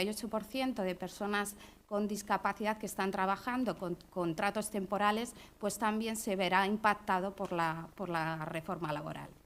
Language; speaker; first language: Spanish; native; Spanish